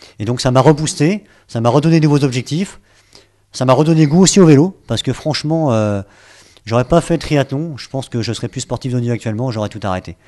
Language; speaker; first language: French; native; French